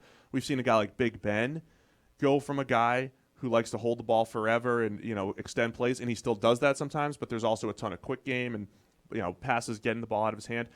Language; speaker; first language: English; native; English